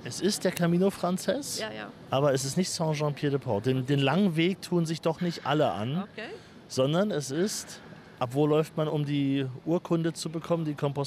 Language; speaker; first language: German; native; German